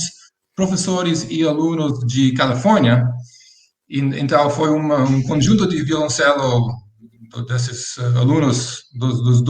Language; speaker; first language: Portuguese; non-native, fluent; English